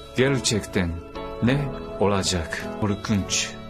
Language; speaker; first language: Turkish; non-native, learner; Japanese